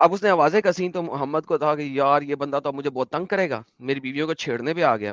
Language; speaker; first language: Hindi; native; Hindi